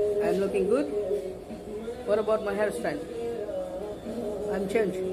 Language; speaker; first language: English; non-native, learner; Hindi